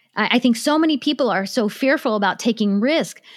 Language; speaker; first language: English; native; English